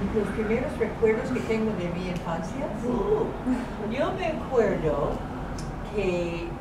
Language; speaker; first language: Spanish; non-native, fluent; English